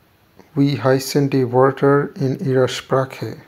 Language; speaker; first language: German; non-native, fluent; Bangla